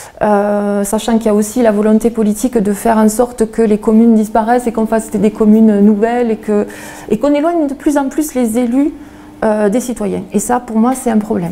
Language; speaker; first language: French; native; French